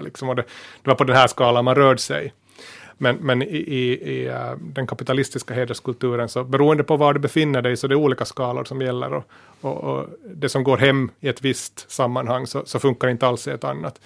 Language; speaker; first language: Swedish; native; Swedish